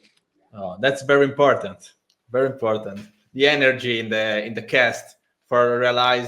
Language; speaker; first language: English; non-native, learner; Italian